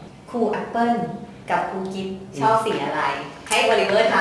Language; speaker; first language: Thai; native; Thai